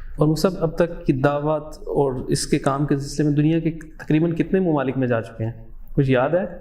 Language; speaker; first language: Urdu; native; Urdu